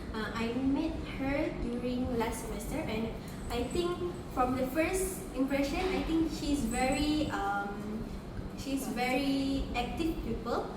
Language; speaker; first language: English; non-native, local second language; Malay